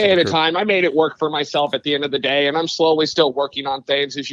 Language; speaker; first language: English; native; English